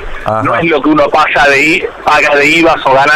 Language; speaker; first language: Spanish; native; Spanish